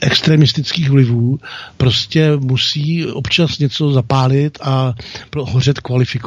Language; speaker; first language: Czech; native; Czech